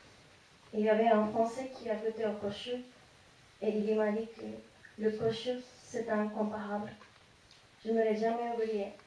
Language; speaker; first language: French; non-native, fluent; Japanese